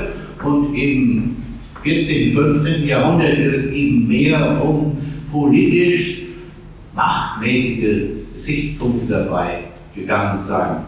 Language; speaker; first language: German; native; German